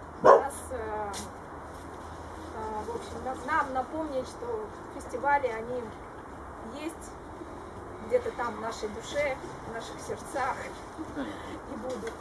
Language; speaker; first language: Russian; native; Russian